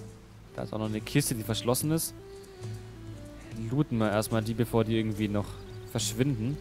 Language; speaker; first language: German; native; German